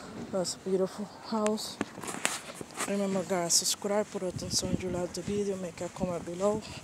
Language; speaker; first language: English; non-native, fluent; Spanish